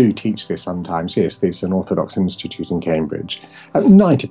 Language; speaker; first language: English; native; English